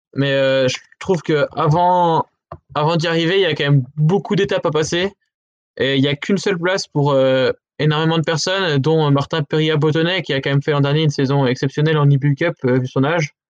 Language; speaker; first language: French; native; French